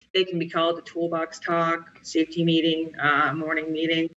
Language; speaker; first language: English; native; English